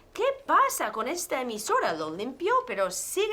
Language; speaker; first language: Spanish; native; Spanish